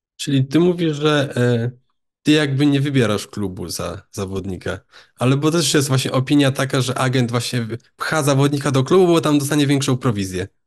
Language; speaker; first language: Polish; native; Polish